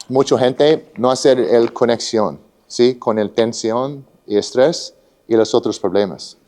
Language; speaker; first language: Spanish; non-native, learner; English